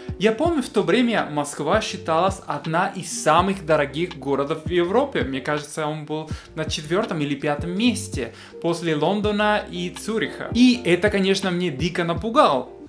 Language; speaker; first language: Russian; non-native, fluent; Spanish